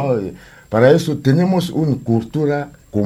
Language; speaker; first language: Spanish; non-native, learner; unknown